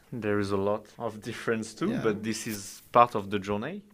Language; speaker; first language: English; non-native, learner; French